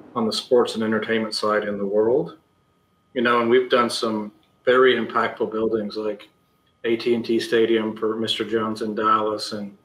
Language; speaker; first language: English; native; English